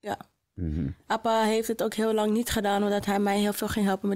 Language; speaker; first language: Dutch; native; Dutch